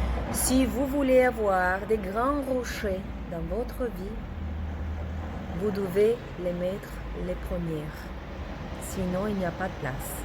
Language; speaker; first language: French; non-native, learner; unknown